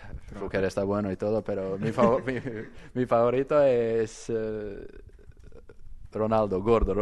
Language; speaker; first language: Spanish; non-native, learner; Croatian